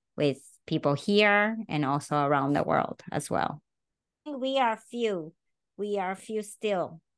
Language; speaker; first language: English; non-native, fluent; Japanese